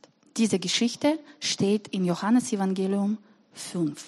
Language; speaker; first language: German; non-native, fluent; Russian